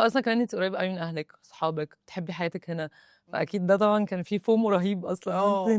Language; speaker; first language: Arabic; native; Arabic